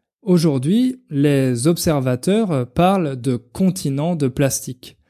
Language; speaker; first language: French; native; French